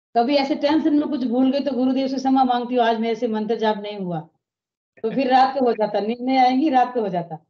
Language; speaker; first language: Hindi; native; Hindi